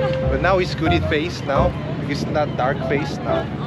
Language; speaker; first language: English; non-native, learner; Korean